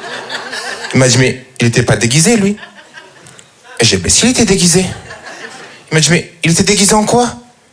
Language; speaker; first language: French; native; French